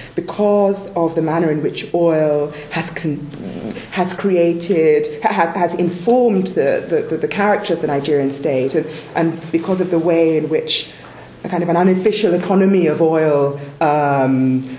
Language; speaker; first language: English; native; English